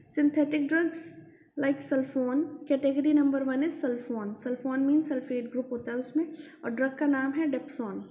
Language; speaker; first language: Hindi; native; Hindi